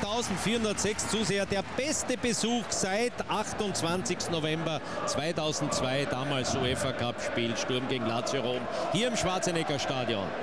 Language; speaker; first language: German; native; German